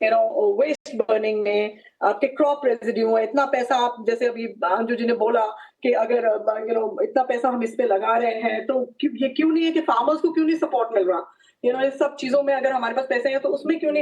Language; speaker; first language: Hindi; native; Hindi